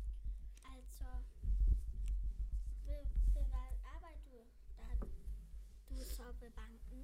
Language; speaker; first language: Danish; non-native, learner; German